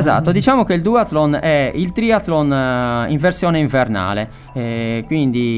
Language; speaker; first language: Italian; native; Italian